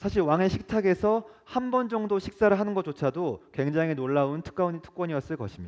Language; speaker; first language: Korean; native; Korean